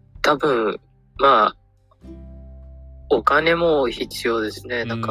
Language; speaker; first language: Japanese; non-native, learner; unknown